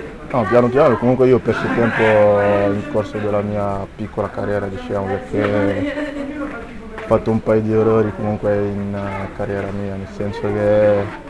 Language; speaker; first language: Italian; non-native, fluent; French